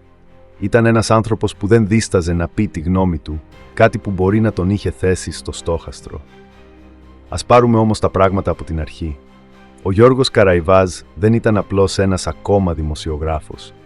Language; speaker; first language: Greek; native; Greek